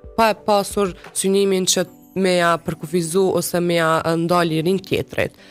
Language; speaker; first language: Albanian; non-native, local second language; Romany